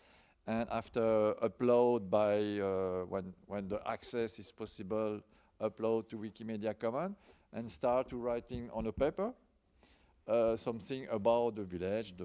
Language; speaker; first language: English; non-native, learner; French